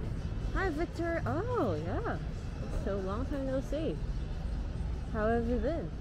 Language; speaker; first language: English; non-native, fluent; Korean